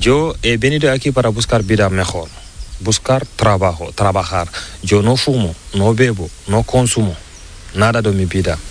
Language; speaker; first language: Spanish; non-native, learner; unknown